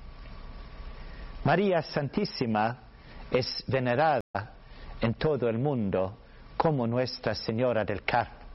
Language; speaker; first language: Spanish; non-native, learner; Swedish